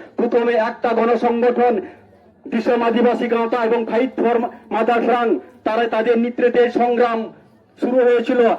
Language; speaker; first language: Bangla; non-native, local second language; Santali